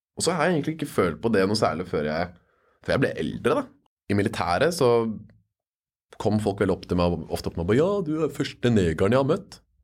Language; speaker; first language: Norwegian; native; Norwegian